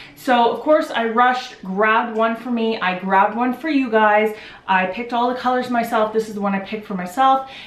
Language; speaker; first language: English; native; English